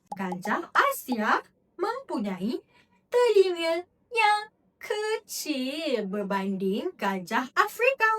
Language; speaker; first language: Malay; native; Malay